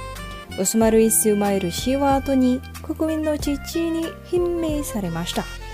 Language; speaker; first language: Japanese; non-native, fluent; Indonesian